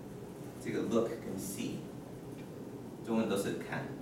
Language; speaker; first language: Chinese; non-native, learner; English